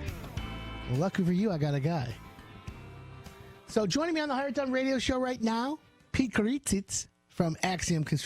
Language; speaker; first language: English; native; English